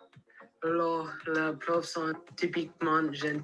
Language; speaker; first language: French; non-native, learner; English